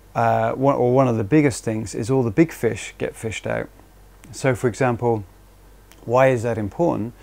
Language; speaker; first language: English; native; English